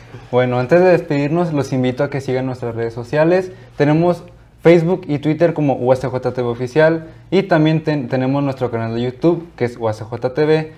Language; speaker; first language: Spanish; native; Spanish